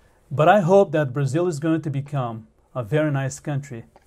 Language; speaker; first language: English; non-native, fluent; Portuguese